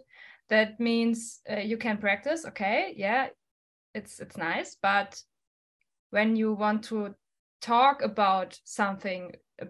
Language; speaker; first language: English; non-native, fluent; German